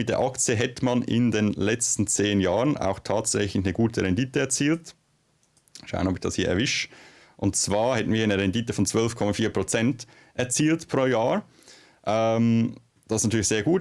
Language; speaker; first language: German; native; German